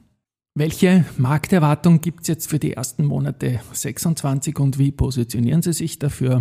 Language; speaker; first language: German; native; German